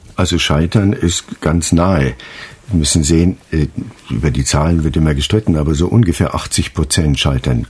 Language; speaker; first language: German; native; German